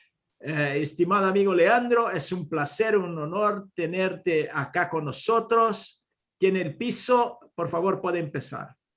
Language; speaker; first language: Spanish; non-native, fluent; Portuguese